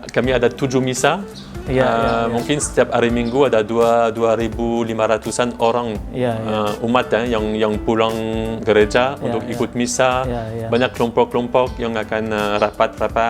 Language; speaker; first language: Indonesian; non-native, fluent; French